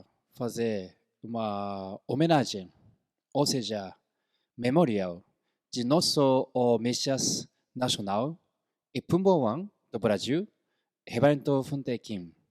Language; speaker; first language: Portuguese; non-native, fluent; Korean